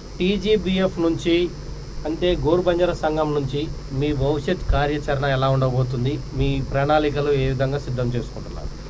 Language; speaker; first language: Telugu; native; Telugu